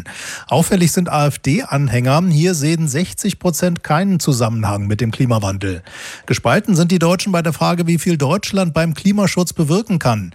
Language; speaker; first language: German; native; German